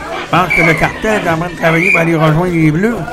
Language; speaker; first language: French; native; French